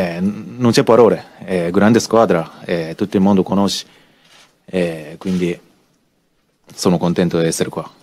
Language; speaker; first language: Italian; non-native, learner; Japanese